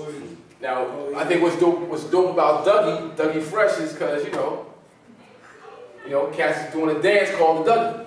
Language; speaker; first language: English; native; English